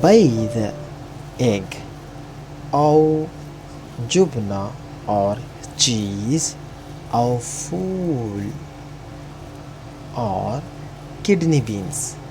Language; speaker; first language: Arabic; non-native, fluent; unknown